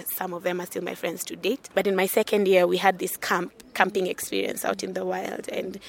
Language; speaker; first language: English; non-native, local second language; Luo (Kenya and Tanzania)